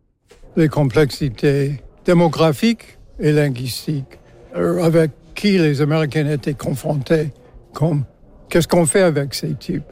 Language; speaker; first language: French; non-native, fluent; English